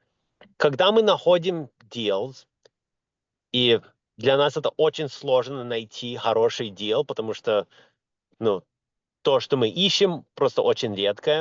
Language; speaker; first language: Russian; early bilingual, heritage; Russian